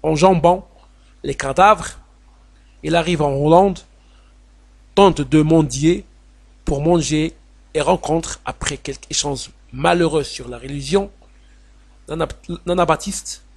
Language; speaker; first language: French; non-native, local second language; Arabic